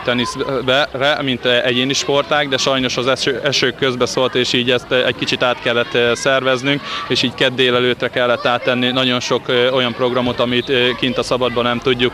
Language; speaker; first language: Hungarian; native; Hungarian